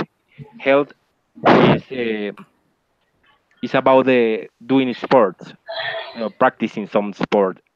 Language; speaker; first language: English; non-native, learner; Spanish